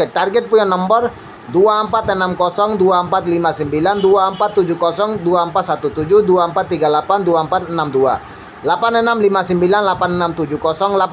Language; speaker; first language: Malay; non-native, learner; Bangla